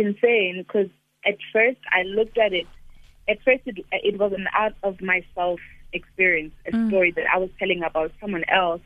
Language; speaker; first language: English; non-native, local second language; Xhosa